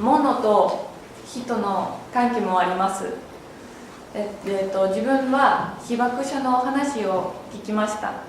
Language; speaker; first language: Japanese; non-native, learner; Thai